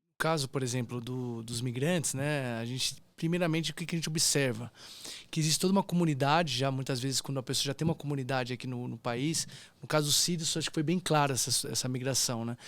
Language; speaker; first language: Portuguese; native; Portuguese